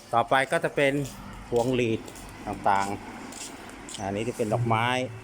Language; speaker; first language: Thai; native; Thai